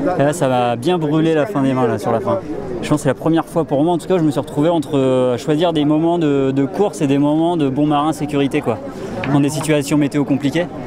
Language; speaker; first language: French; native; French